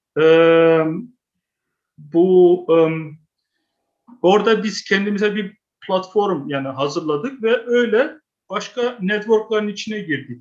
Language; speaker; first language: Turkish; early bilingual, heritage; Turkish